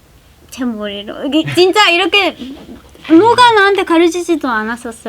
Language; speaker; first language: Korean; non-native, fluent; Spanish